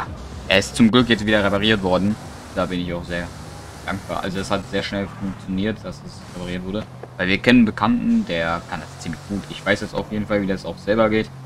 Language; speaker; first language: German; native; German